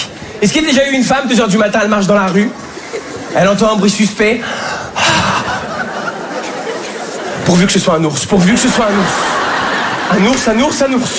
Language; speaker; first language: French; native; French